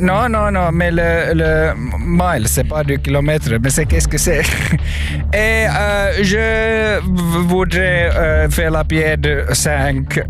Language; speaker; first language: French; non-native, learner; Swedish